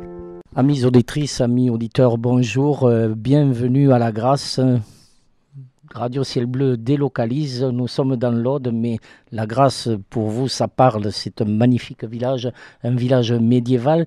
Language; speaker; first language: French; native; French